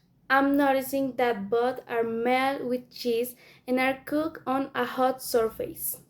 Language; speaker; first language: English; non-native, learner; Spanish